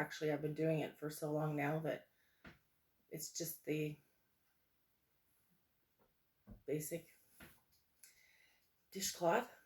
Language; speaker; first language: English; native; English